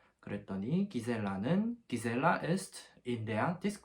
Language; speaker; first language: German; non-native, fluent; Korean